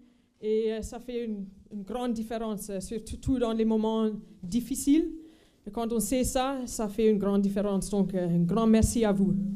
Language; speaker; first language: French; non-native, fluent; Afrikaans